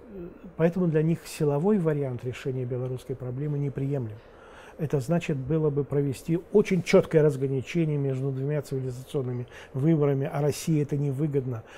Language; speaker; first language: Russian; non-native, local second language; Romanian